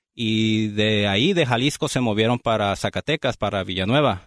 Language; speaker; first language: Spanish; early bilingual, other home language; English